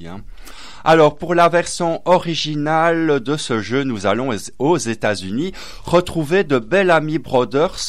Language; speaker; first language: French; native; French